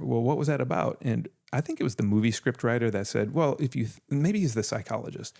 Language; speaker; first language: English; native; English